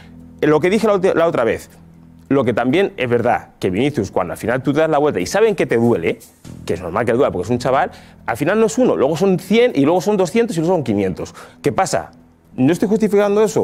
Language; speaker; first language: Spanish; native; Spanish